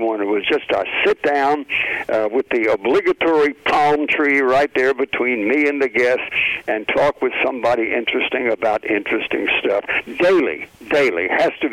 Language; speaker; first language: English; native; English